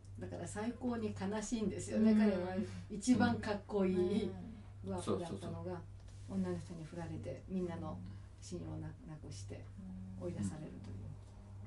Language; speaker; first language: Japanese; native; Japanese